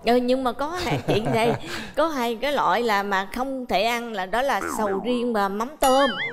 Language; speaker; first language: Vietnamese; native; Vietnamese